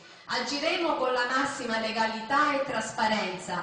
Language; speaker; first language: Italian; native; Italian